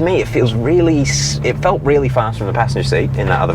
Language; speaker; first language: English; native; English